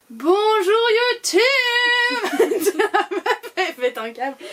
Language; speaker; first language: French; native; French